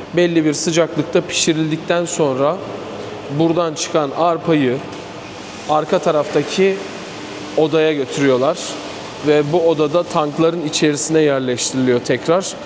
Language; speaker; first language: Turkish; native; Turkish